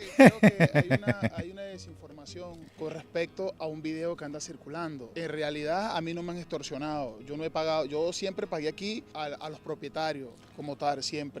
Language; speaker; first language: Spanish; native; Spanish